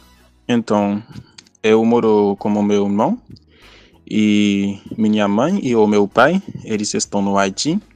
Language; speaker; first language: Portuguese; non-native, fluent; Haitian Creole